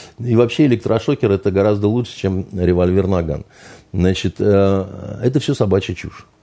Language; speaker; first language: Russian; native; Russian